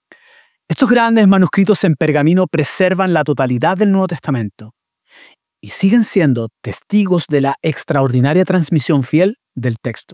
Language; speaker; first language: Spanish; native; Spanish